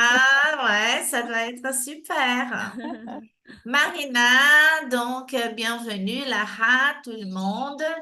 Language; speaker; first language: French; non-native, fluent; Portuguese